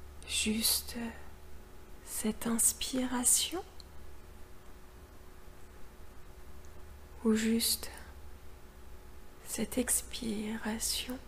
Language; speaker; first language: French; native; French